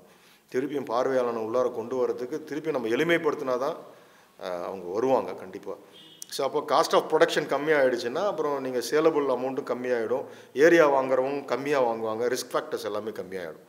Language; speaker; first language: Tamil; native; Tamil